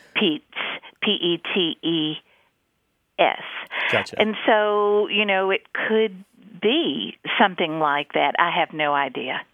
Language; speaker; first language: English; native; English